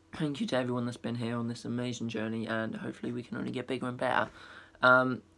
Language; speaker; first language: English; native; English